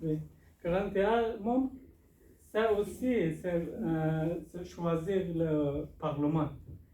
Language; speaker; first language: French; non-native, learner; Persian